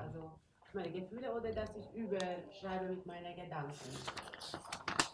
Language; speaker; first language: German; non-native, learner; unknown